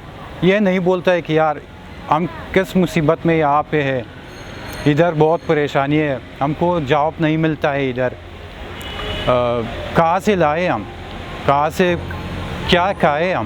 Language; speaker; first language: Hindi; non-native, fluent; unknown